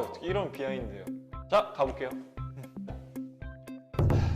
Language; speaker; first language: Korean; native; Korean